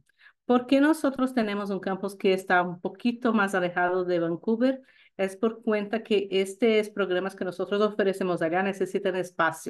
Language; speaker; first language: Spanish; non-native, fluent; Portuguese